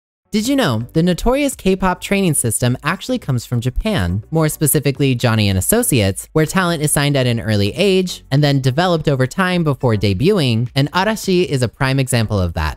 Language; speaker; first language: English; native; English